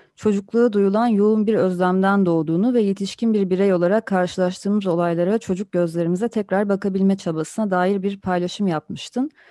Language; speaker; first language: Turkish; native; Turkish